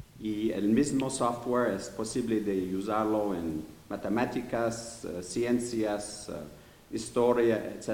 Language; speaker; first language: Spanish; non-native, learner; English